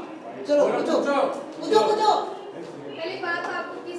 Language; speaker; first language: Hindi; native; Hindi